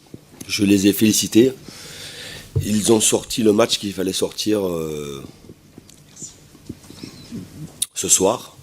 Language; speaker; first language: French; native; French